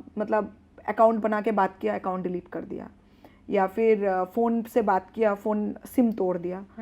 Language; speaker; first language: Hindi; non-native, local second language; Bangla